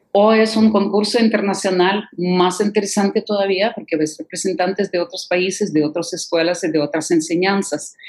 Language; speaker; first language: Spanish; non-native, fluent; Russian